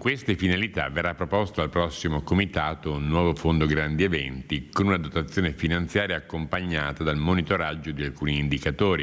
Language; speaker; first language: Italian; native; Italian